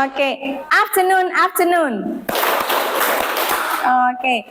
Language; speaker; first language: English; non-native, fluent; Indonesian